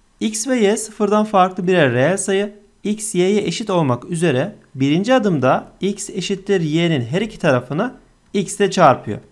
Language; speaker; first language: Turkish; native; Turkish